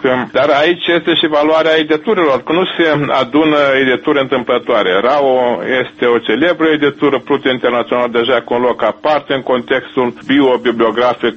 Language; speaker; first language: Romanian; native; Romanian